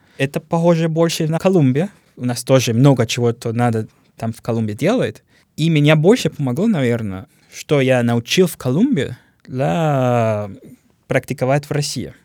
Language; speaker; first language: Russian; non-native, learner; Spanish